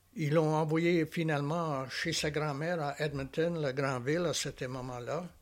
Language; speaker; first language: French; native; French